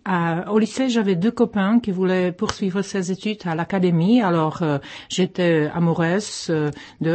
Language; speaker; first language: French; non-native, fluent; Czech